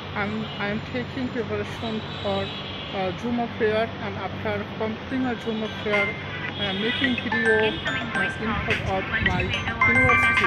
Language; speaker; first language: English; non-native, learner; Bangla